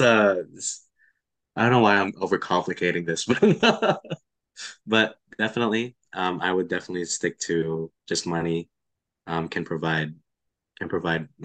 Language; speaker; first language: English; non-native, local second language; Filipino